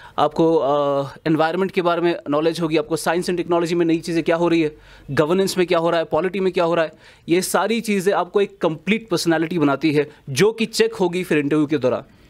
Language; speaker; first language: Hindi; non-native, local second language; Kashmiri